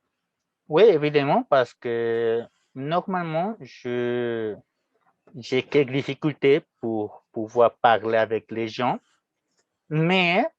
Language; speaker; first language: French; non-native, fluent; Spanish